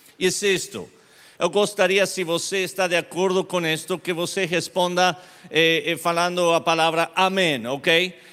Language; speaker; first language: Portuguese; non-native, learner; Spanish